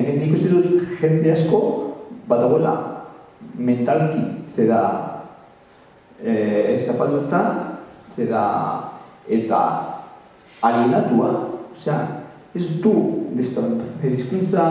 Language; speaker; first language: Basque; non-native, local second language; Spanish